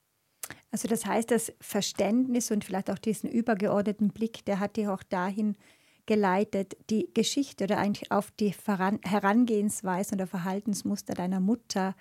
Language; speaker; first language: German; native; German